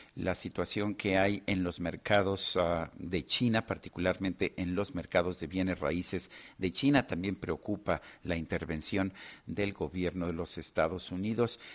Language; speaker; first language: Spanish; native; Spanish